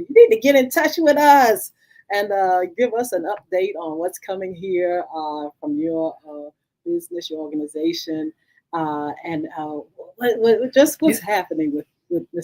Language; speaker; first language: English; native; English